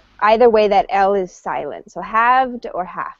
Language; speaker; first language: English; native; English